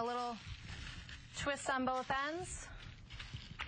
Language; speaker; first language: English; native; English